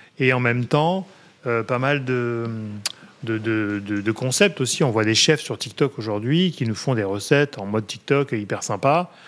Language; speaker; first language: French; native; French